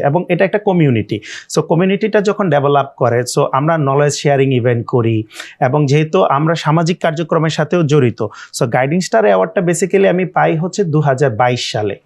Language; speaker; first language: Bangla; native; Bangla